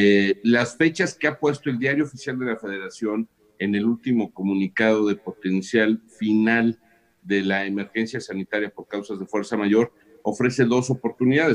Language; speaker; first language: Spanish; native; Spanish